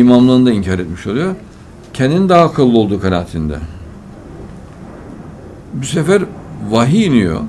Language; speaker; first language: Turkish; native; Turkish